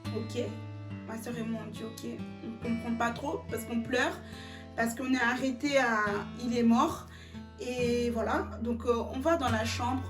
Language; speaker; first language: French; early bilingual, other home language; Lingala